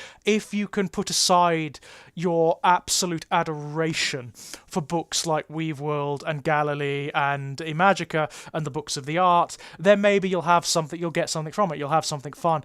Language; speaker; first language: English; native; English